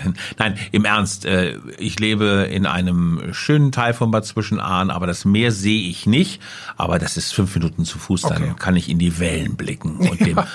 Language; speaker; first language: German; native; German